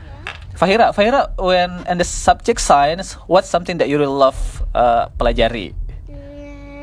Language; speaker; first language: English; non-native, learner; Indonesian